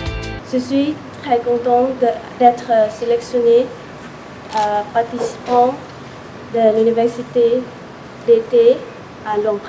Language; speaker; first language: French; non-native, learner; Lao